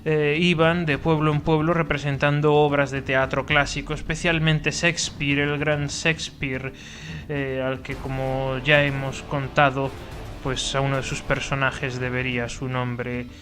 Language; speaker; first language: Spanish; native; Spanish